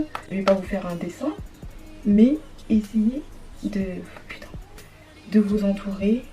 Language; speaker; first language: French; native; French